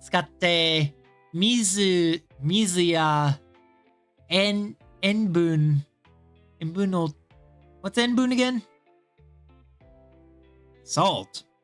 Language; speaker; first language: Japanese; non-native, learner; English